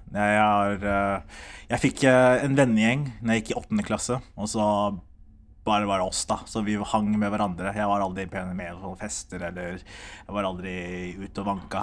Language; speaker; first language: Norwegian; early bilingual, other home language; Somali